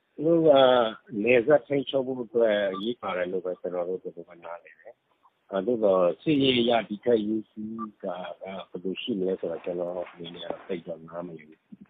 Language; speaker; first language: Burmese; non-native, local second language; S'gaw Karen